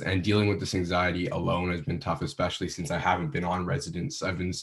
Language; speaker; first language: English; native; English